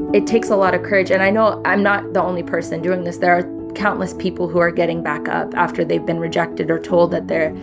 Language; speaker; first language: English; early bilingual, other home language; Hindi